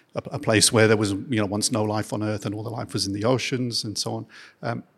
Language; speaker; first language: English; native; English